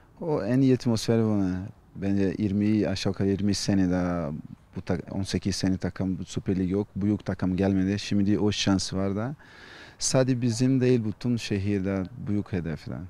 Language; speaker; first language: Turkish; non-native, learner; Portuguese